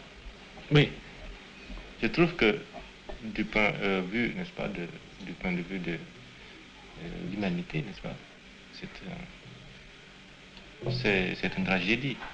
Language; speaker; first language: French; non-native, fluent; Indonesian